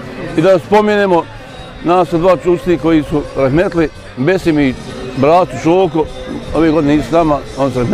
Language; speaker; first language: Bosnian; native; Bosnian